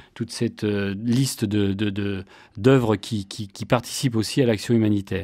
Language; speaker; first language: French; native; French